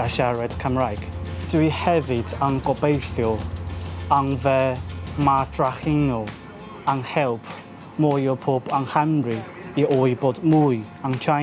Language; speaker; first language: Welsh; non-native, learner; Chinese